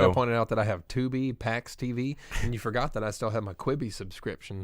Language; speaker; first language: English; native; English